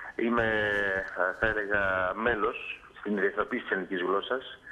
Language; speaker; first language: Greek; native; Greek